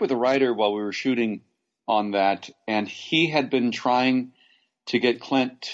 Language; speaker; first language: English; native; English